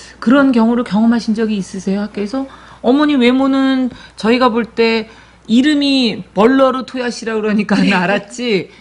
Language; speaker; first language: Korean; native; Korean